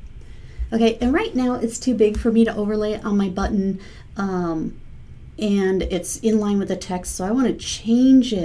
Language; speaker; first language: English; native; English